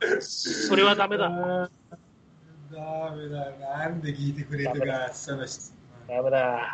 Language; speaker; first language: Japanese; non-native, fluent; Spanish